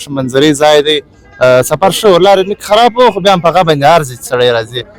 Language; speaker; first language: Pashto; native; Pashto